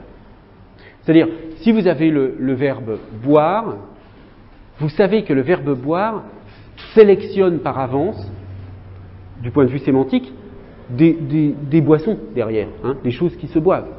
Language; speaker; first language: French; native; French